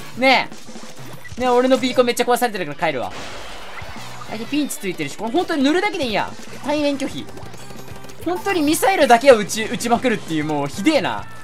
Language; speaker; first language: Japanese; native; Japanese